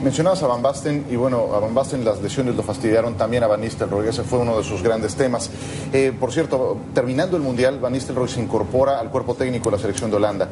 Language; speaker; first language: Spanish; native; Spanish